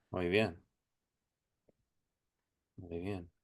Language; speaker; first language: Spanish; non-native, fluent; English